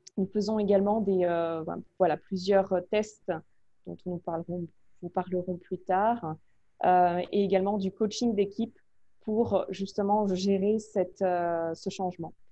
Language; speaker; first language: French; native; French